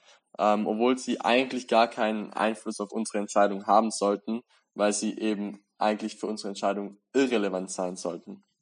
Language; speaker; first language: German; native; German